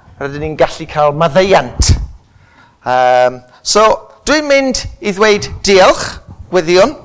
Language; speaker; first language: Welsh; non-native, local second language; English